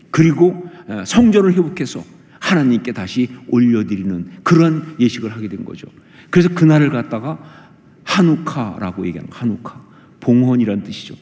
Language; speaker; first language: Korean; native; Korean